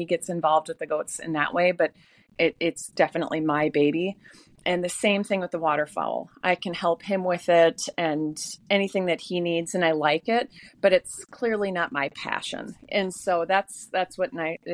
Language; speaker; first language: English; native; English